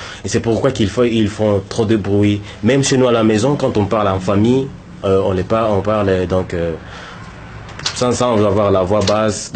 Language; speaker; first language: French; non-native, local second language; Swahili